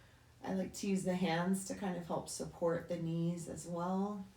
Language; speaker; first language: English; native; English